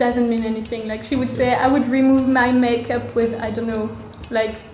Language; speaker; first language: English; non-native, fluent; French